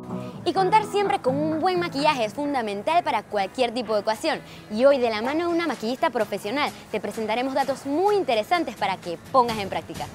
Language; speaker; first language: Spanish; native; Spanish